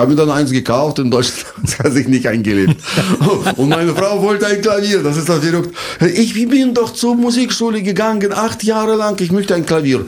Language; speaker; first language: German; non-native, fluent; Russian